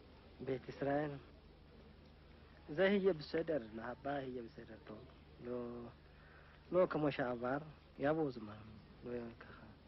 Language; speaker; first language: Hebrew; non-native, learner; Amharic